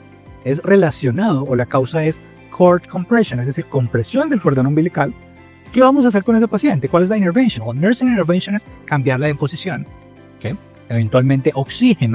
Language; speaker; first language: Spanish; native; Spanish